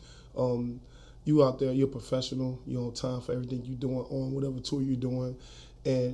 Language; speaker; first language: English; native; English